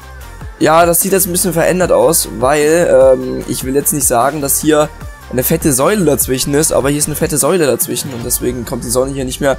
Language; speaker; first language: German; native; German